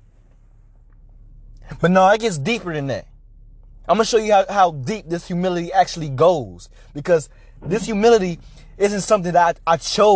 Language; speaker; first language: English; native; English